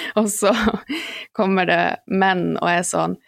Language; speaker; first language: Norwegian; native; Norwegian